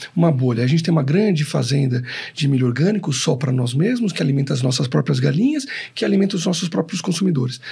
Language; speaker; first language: Portuguese; native; Portuguese